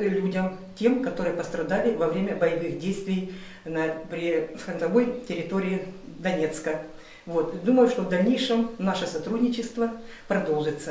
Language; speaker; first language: Russian; native; Russian